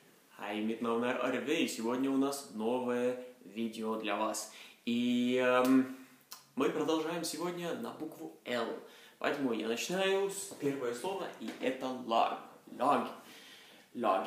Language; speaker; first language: Russian; non-native, fluent; Norwegian